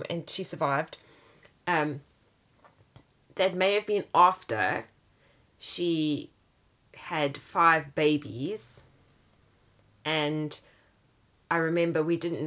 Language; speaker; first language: English; native; English